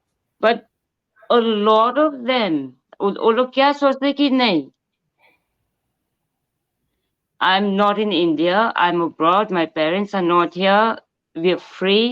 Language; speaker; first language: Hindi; non-native, local second language; Bangla